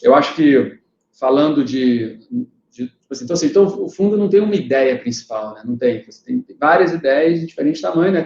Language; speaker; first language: Portuguese; native; Portuguese